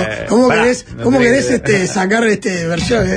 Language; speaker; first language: Spanish; native; Spanish